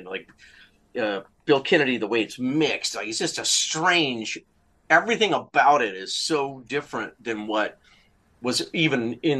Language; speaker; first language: English; native; English